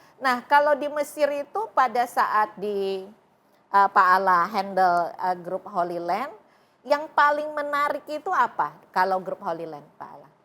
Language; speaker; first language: Indonesian; native; Indonesian